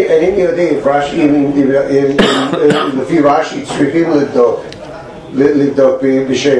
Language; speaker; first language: Hebrew; non-native, learner; English